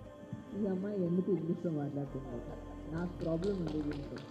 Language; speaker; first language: Telugu; non-native, fluent; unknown